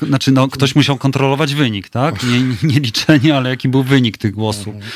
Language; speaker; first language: Polish; native; Polish